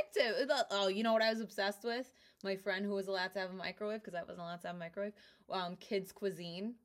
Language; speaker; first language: English; early bilingual, other home language; Italian